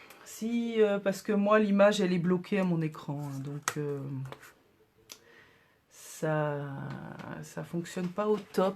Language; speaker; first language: French; native; French